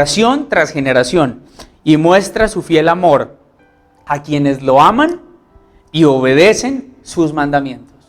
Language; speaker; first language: Spanish; native; Spanish